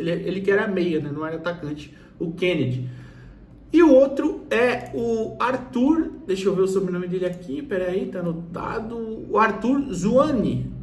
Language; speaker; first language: Portuguese; native; Portuguese